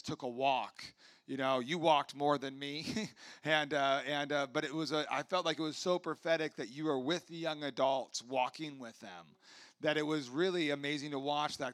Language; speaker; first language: English; native; English